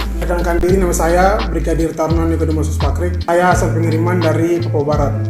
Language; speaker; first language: Indonesian; native; Indonesian